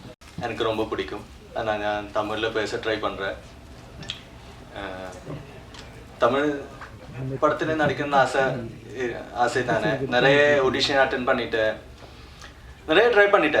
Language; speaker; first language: Tamil; non-native, learner; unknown